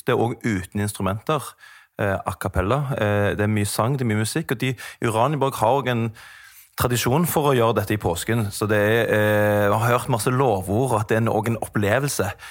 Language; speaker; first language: Norwegian; native; Norwegian